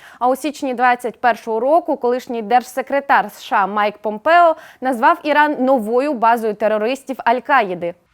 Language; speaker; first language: Ukrainian; native; Ukrainian